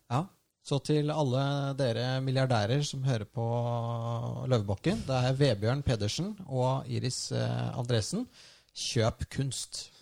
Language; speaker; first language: Norwegian; native; Norwegian